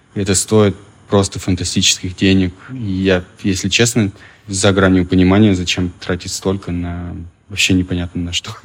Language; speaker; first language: Russian; native; Russian